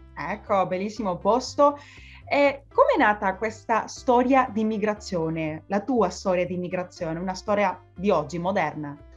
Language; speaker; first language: Italian; non-native, fluent; Spanish